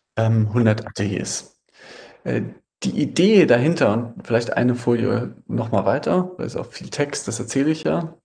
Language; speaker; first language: German; native; German